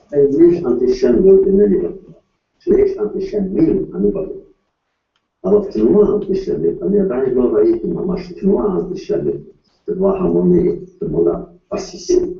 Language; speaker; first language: Hebrew; non-native, fluent; Yiddish